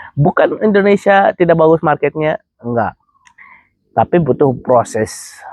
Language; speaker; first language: Indonesian; non-native, fluent; Arabic